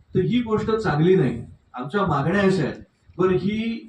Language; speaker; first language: Marathi; native; Marathi